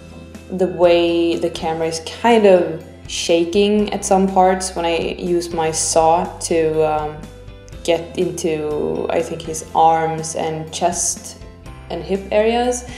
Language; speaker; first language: English; non-native, fluent; Swedish